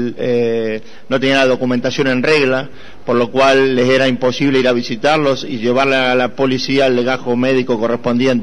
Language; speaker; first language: Spanish; native; Spanish